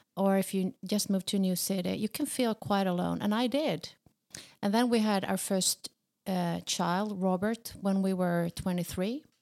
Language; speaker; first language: English; non-native, fluent; Swedish